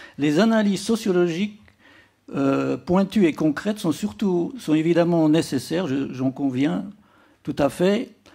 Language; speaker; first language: French; native; French